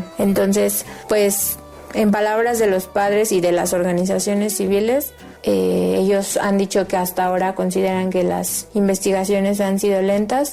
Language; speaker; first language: Spanish; native; Spanish